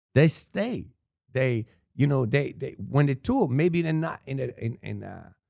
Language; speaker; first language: English; non-native, fluent; French